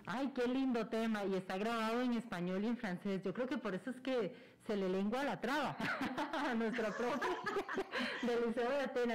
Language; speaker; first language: Spanish; native; Spanish